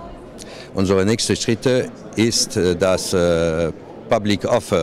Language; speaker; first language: German; non-native, fluent; French